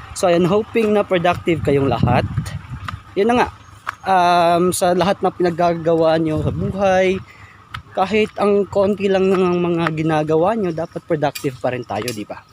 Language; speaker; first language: Filipino; non-native, local second language; Cebuano